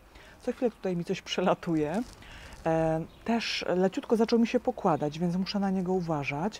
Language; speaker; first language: Polish; native; Polish